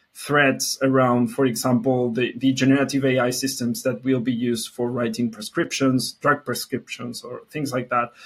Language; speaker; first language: English; non-native, fluent; Spanish